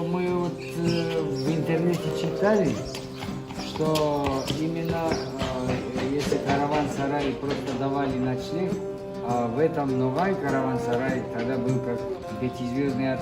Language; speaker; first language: Russian; non-native, local second language; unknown